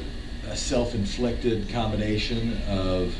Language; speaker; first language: English; native; English